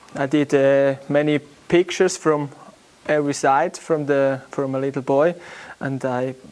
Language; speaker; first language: English; non-native, learner; German